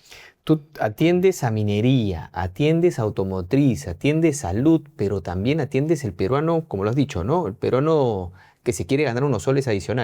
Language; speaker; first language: Spanish; native; Spanish